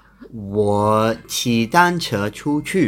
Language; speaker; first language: Chinese; non-native, fluent; English